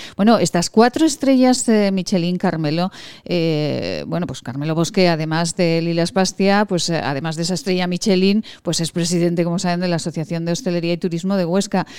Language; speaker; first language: Spanish; native; Spanish